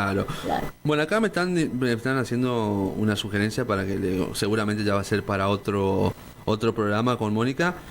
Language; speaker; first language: Spanish; native; Spanish